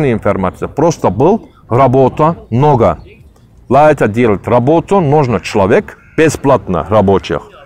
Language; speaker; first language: Russian; non-native, learner; Turkish